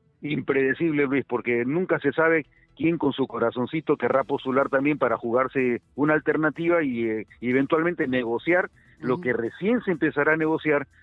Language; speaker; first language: Spanish; native; Spanish